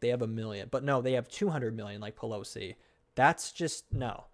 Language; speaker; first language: English; native; English